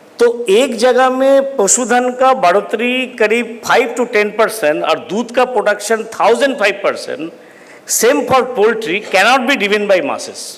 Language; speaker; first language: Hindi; non-native, local second language; Bangla